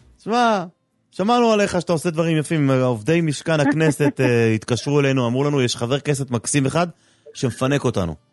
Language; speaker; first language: Hebrew; native; Hebrew